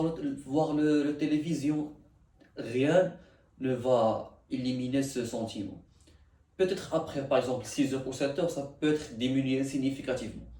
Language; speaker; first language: French; non-native, learner; Arabic